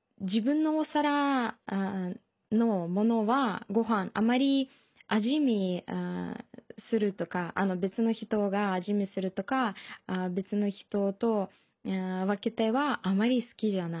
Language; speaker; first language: Japanese; non-native, learner; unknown